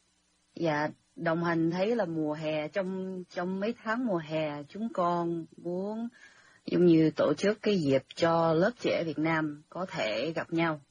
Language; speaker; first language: Vietnamese; early bilingual, heritage; Vietnamese